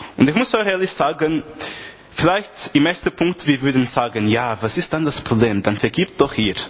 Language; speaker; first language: German; non-native, fluent; Portuguese